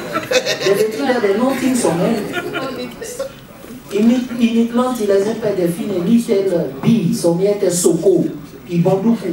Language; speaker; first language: Swedish; non-native, learner; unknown